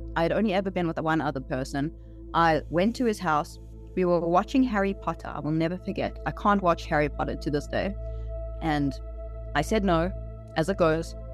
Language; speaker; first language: English; native; English